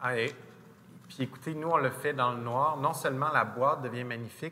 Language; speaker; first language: French; native; French